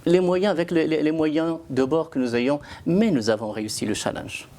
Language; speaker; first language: French; non-native, local second language; Arabic